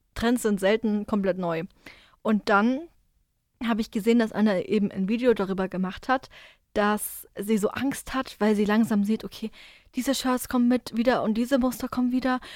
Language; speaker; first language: German; native; German